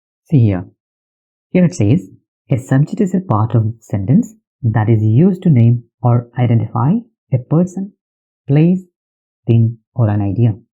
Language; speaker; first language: English; non-native, local second language; Malayalam